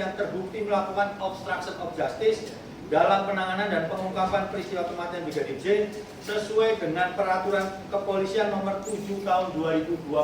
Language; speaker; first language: Indonesian; native; Indonesian